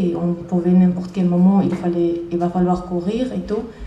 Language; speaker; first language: French; non-native, fluent; Chechen